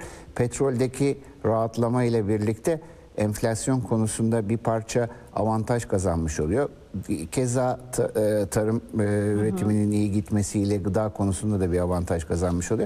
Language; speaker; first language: Turkish; native; Turkish